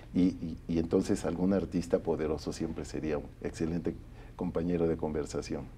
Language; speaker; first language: Spanish; native; Spanish